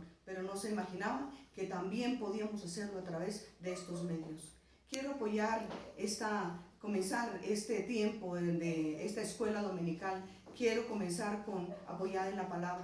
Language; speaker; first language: Spanish; native; Spanish